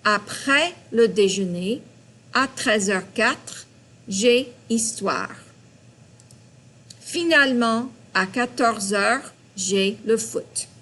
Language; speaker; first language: French; non-native, fluent; English